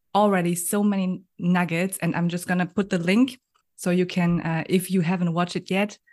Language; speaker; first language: English; non-native, learner; German